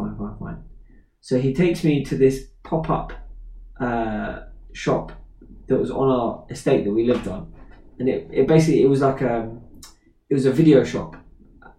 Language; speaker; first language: English; native; English